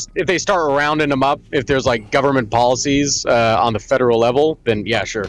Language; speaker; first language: English; native; English